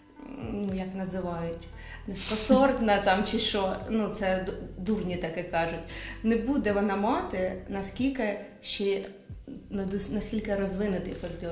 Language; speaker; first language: Ukrainian; native; Ukrainian